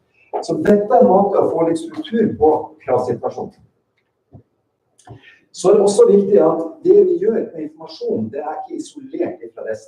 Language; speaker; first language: Norwegian; native; Norwegian